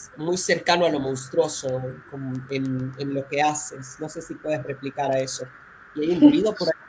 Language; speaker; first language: Spanish; native; Spanish